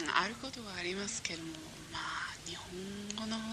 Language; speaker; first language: Japanese; non-native, fluent; English